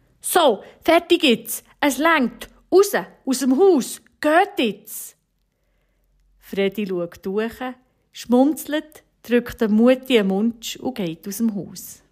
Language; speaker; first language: German; native; German